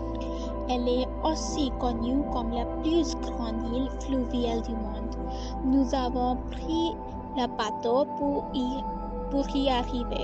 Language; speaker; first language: French; non-native, learner; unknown